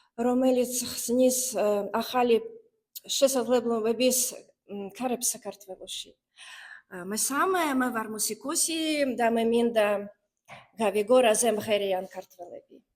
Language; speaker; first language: Georgian; non-native, learner; Russian